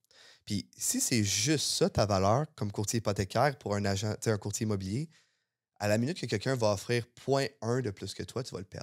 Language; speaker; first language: French; native; French